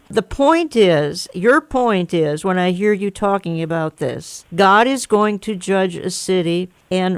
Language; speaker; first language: English; native; English